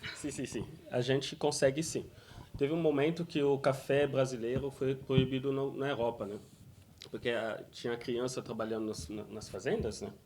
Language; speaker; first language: Portuguese; non-native, fluent; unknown